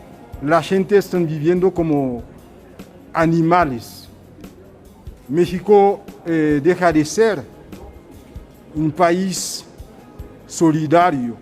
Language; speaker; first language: Spanish; non-native, fluent; Haitian Creole